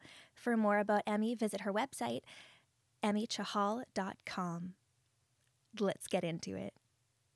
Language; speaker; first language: English; native; English